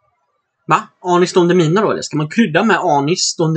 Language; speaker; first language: Swedish; native; Swedish